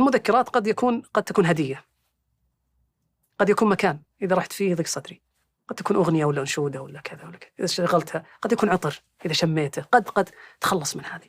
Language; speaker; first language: Arabic; native; Arabic